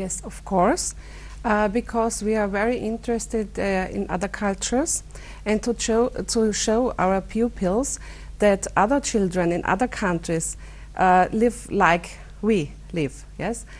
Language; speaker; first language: English; non-native, fluent; German